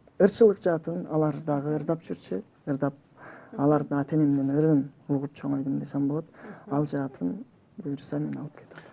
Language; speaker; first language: Kyrgyz; native; Kyrgyz